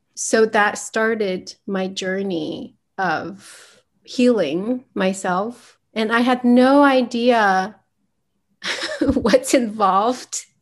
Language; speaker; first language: English; early bilingual, other home language; Chinese